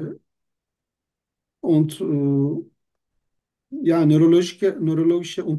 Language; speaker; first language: German; non-native, learner; Turkish